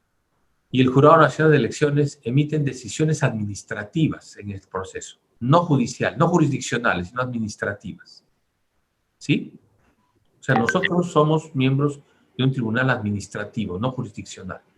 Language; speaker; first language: Spanish; native; Spanish